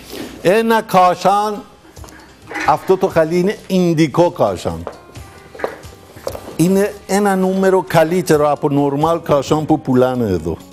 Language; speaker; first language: Greek; non-native, learner; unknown